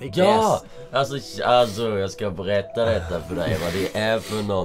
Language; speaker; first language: Swedish; native; Swedish